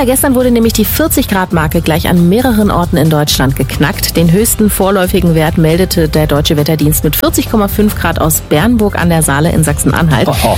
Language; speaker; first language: German; native; German